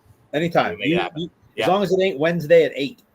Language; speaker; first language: English; native; English